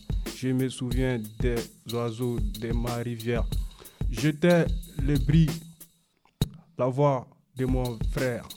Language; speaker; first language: French; non-native, learner; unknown